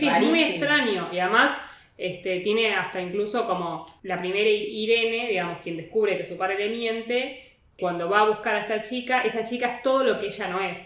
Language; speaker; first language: Spanish; native; Spanish